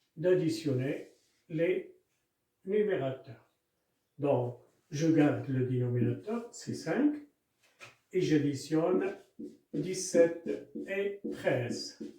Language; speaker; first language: French; non-native, local second language; Arabic